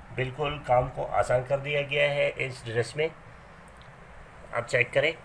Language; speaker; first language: Urdu; native; Urdu